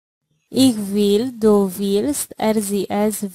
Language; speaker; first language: German; non-native, fluent; Polish